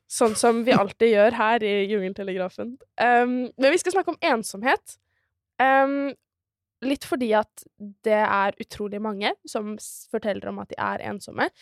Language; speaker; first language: Norwegian; native; Norwegian